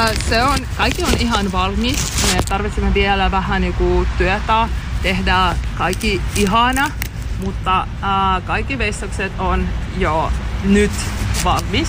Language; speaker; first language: Finnish; non-native, learner; Russian